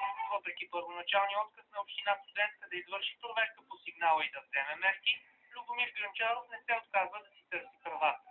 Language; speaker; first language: Bulgarian; native; Bulgarian